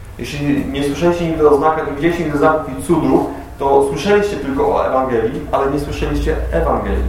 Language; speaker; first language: Polish; native; Polish